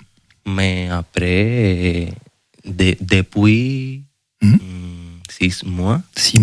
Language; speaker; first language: French; non-native, learner; Spanish